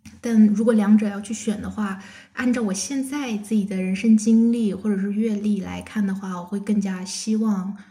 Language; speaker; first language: Chinese; non-native, local second language; Kazakh